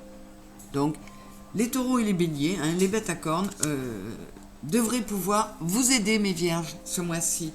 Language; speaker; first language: French; native; French